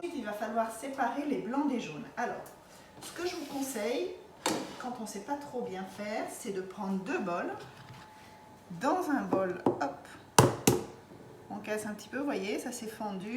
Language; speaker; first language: French; native; French